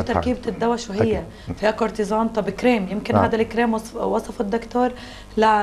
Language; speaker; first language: Arabic; native; Arabic